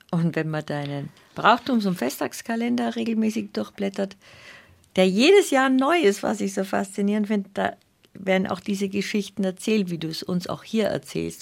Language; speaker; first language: German; native; German